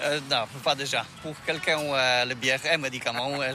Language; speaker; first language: French; non-native, learner; Polish